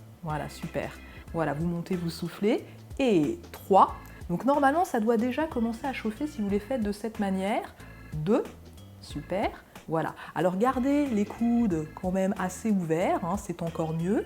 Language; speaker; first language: French; native; French